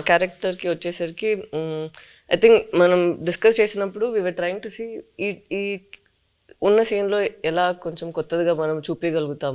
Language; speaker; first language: Telugu; non-native, fluent; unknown